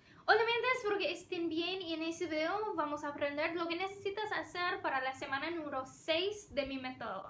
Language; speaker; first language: Spanish; non-native, fluent; English